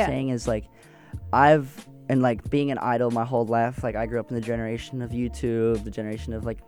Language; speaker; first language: English; native; English